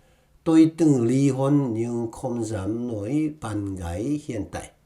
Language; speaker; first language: Vietnamese; non-native, fluent; Korean